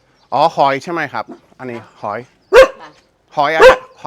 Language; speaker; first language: Thai; non-native, learner; English